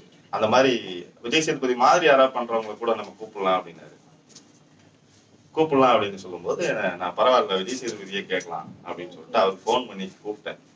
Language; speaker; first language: Tamil; native; Tamil